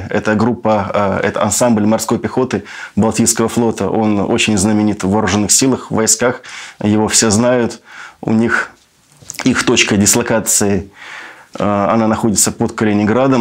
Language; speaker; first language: Russian; native; Russian